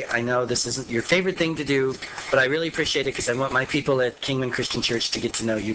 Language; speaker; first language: English; native; English